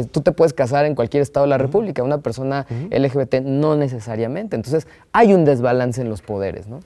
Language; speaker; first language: Spanish; native; Spanish